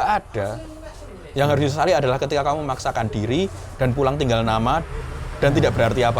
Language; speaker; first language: Indonesian; non-native, local second language; Javanese